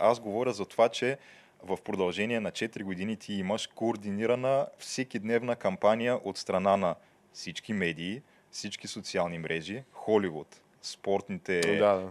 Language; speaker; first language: Bulgarian; native; Bulgarian